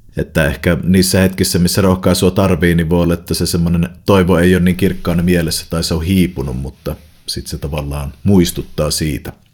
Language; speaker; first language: Finnish; native; Finnish